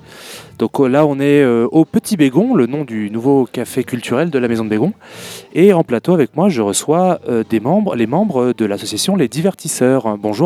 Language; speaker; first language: French; native; French